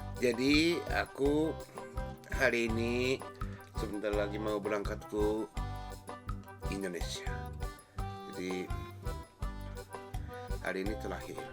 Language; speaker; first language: Indonesian; non-native, fluent; Japanese